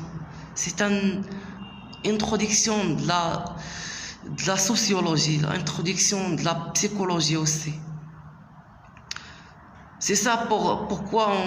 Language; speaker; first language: French; non-native, local second language; Arabic